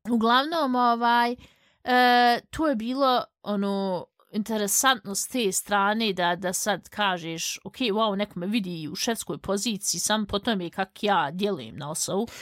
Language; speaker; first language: Bosnian; early bilingual, heritage; Bosnian